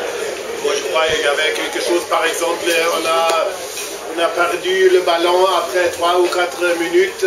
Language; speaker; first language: French; non-native, fluent; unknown